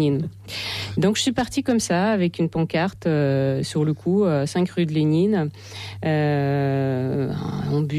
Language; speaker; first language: French; non-native, fluent; Russian